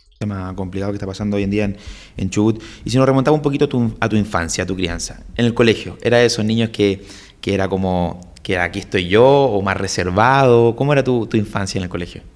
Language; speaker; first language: Spanish; native; Spanish